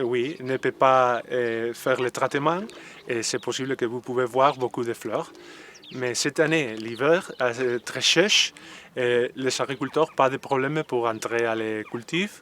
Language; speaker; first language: French; non-native, learner; Spanish